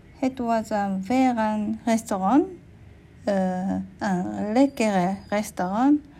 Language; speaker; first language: Dutch; non-native, learner; English